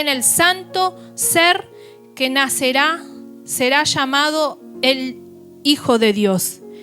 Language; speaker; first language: Spanish; native; Spanish